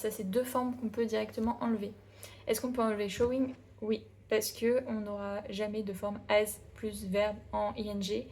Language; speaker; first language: French; native; French